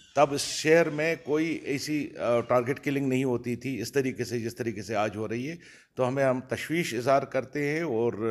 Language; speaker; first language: Urdu; non-native, local second language; Kashmiri